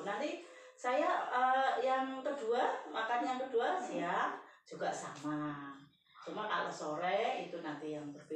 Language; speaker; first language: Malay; non-native, local second language; Javanese